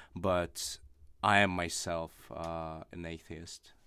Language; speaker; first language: English; non-native, fluent; Russian